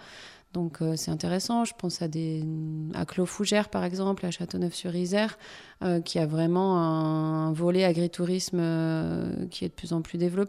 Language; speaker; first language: French; native; French